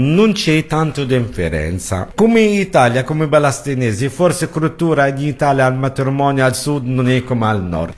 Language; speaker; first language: Italian; non-native, learner; Arabic